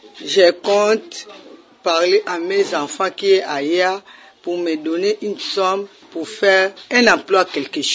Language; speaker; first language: French; non-native, learner; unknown